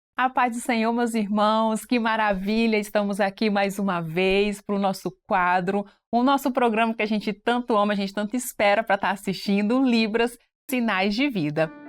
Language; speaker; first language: Portuguese; native; Portuguese